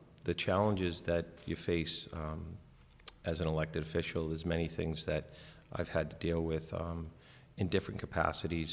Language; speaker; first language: English; native; English